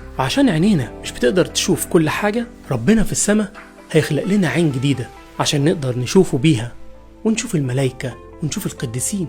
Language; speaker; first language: Arabic; native; Arabic